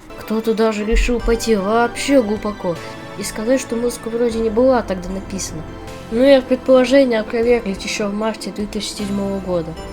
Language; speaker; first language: Russian; native; Russian